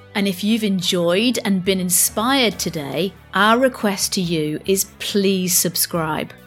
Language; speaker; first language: English; native; English